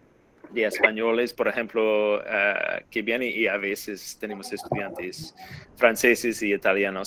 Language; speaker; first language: Spanish; non-native, fluent; English